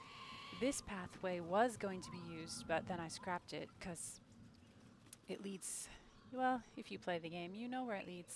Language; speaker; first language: English; native; English